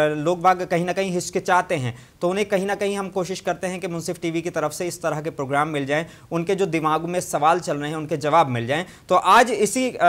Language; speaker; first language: Hindi; non-native, local second language; Urdu